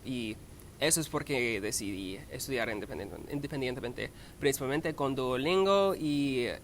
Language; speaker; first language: Spanish; non-native, learner; English